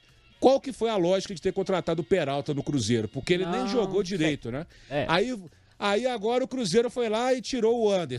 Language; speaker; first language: Portuguese; native; Portuguese